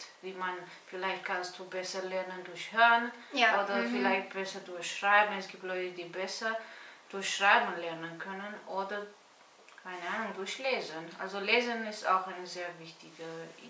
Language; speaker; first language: German; non-native, fluent; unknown